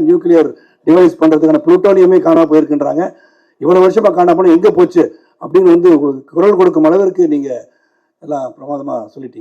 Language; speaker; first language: Tamil; native; Tamil